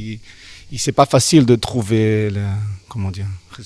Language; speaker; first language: French; non-native, learner; Portuguese